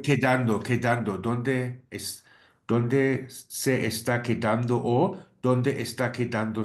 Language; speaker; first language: Spanish; non-native, fluent; English